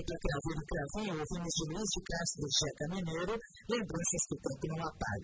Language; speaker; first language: Portuguese; native; Portuguese